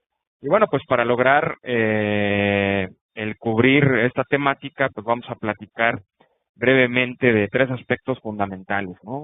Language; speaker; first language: Spanish; native; Spanish